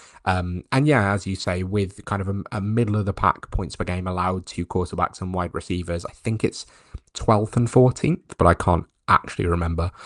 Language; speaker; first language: English; native; English